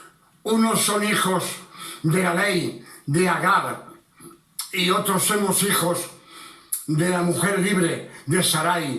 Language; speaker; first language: Spanish; non-native, fluent; French